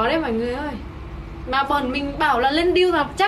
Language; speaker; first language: Vietnamese; native; Vietnamese